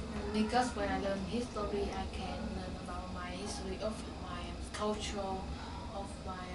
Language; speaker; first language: English; non-native, learner; Vietnamese